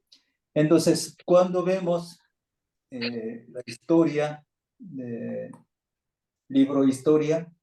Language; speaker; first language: Spanish; non-native, fluent; Korean